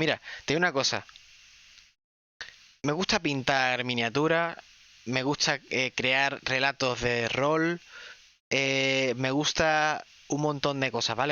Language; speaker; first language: Spanish; native; Spanish